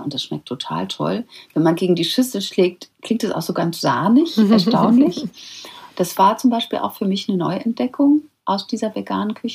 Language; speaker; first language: German; native; German